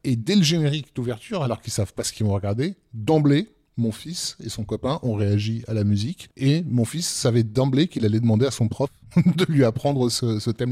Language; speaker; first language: French; native; French